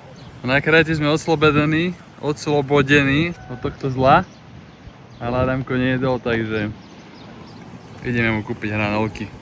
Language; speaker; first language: Slovak; native; Slovak